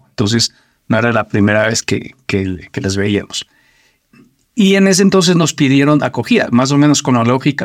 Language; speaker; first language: Spanish; native; Spanish